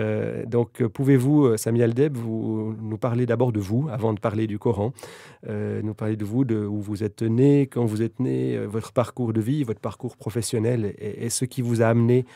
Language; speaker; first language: French; native; French